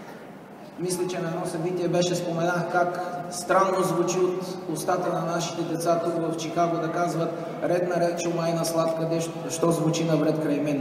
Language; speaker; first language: Bulgarian; native; Bulgarian